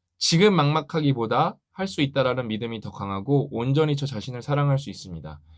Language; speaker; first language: Korean; native; Korean